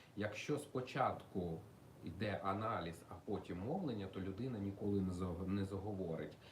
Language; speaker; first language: Ukrainian; non-native, local second language; Russian